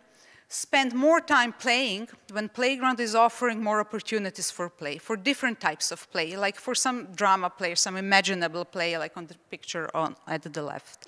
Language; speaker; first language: English; non-native, fluent; Czech